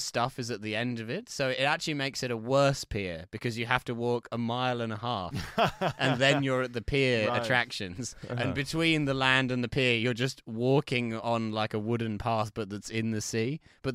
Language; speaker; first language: English; native; English